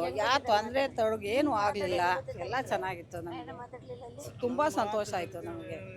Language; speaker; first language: Kannada; non-native, local second language; Telugu